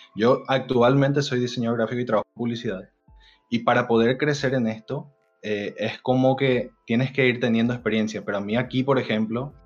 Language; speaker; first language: Spanish; native; Spanish